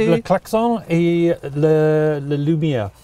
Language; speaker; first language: French; non-native, learner; English